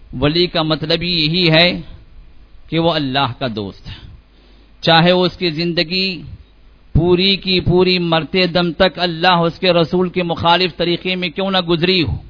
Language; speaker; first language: Urdu; native; Urdu